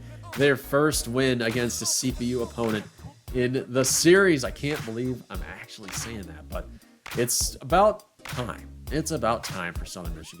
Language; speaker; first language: English; native; English